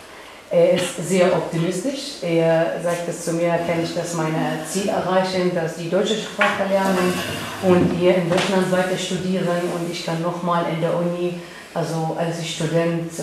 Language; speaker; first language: German; non-native, learner; Arabic